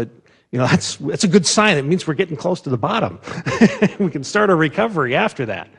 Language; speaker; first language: English; native; English